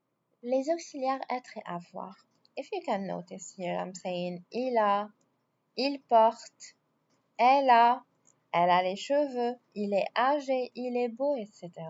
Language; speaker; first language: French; non-native, fluent; Arabic